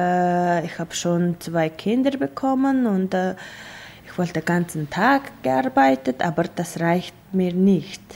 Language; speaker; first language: German; non-native, learner; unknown